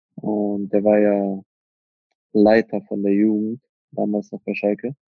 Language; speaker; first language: German; native; German